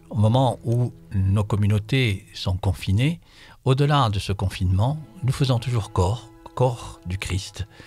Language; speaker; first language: French; native; French